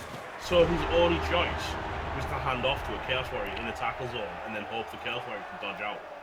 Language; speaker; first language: English; native; English